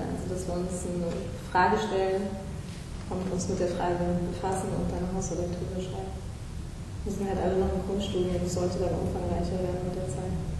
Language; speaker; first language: German; native; German